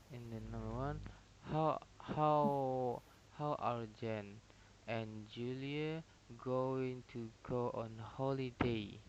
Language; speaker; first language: English; non-native, learner; Indonesian